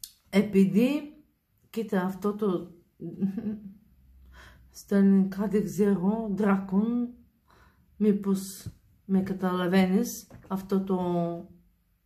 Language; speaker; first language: Greek; non-native, learner; Bulgarian